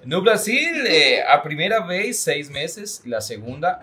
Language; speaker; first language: Portuguese; non-native, learner; Spanish